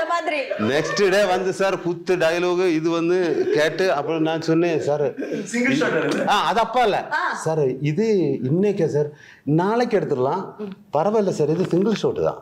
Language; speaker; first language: Tamil; non-native, learner; Malayalam